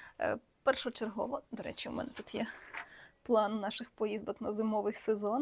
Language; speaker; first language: Ukrainian; native; Ukrainian